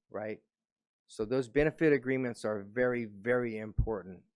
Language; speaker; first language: English; native; English